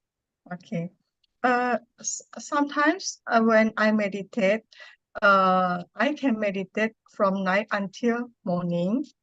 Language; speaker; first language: English; non-native, learner; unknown